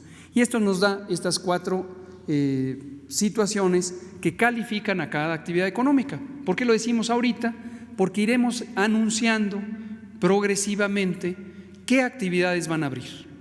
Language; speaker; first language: Spanish; native; Spanish